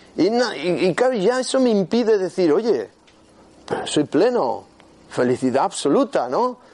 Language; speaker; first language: Spanish; native; Spanish